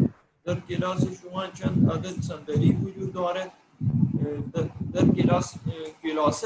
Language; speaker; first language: Persian; non-native, learner; Urdu